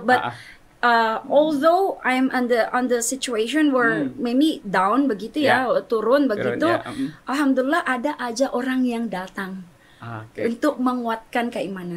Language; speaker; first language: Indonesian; non-native, fluent; German